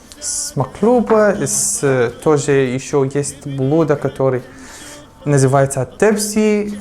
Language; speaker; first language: Russian; non-native, learner; Arabic